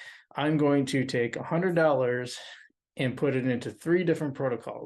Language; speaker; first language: English; native; English